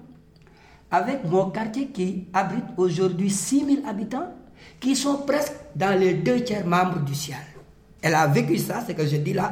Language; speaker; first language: French; non-native, local second language; Wolof